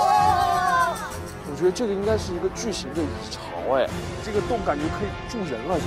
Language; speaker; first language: Chinese; native; Chinese